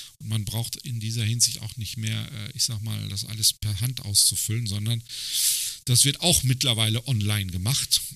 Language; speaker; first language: German; early bilingual, other home language; Turkish